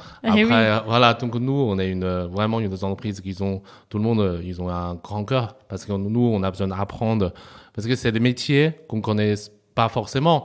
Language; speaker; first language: French; non-native, fluent; Chinese